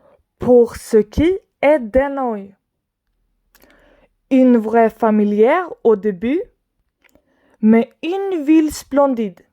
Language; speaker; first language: French; non-native, learner; Swedish